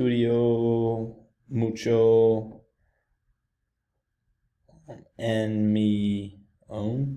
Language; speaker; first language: Spanish; non-native, learner; English